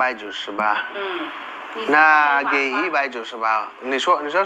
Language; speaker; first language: Chinese; non-native, fluent; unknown